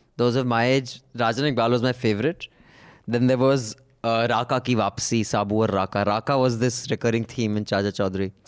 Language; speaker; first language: English; non-native, local second language; Punjabi